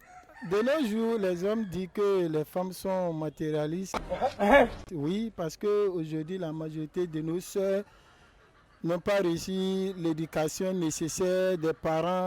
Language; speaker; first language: French; non-native, local second language; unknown